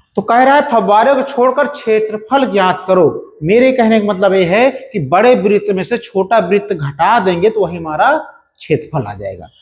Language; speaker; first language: Hindi; native; Hindi